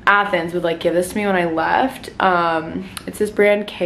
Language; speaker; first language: English; native; English